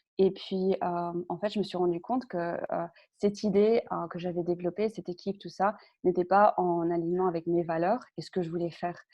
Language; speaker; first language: French; early bilingual, other home language; Spanish